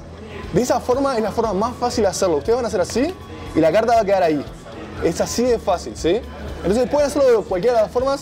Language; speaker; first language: Spanish; native; Spanish